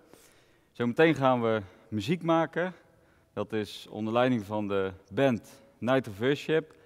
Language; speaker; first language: Dutch; native; Dutch